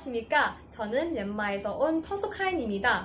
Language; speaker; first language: Korean; non-native, learner; Burmese